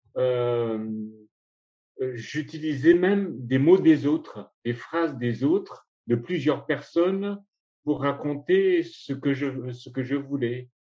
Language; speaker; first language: French; non-native, local second language; Malagasy